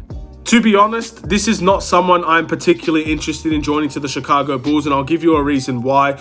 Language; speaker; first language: English; native; English